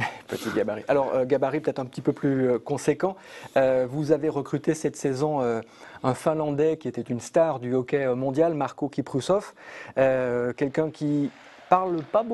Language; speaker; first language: French; native; French